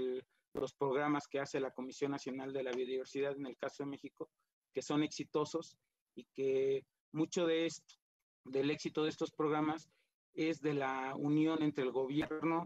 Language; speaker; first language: Spanish; native; Spanish